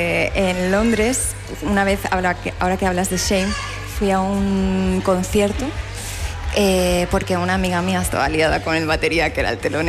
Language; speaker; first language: Spanish; native; Spanish